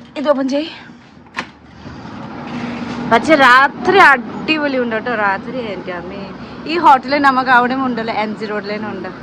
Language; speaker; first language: Malayalam; non-native, learner; Nepali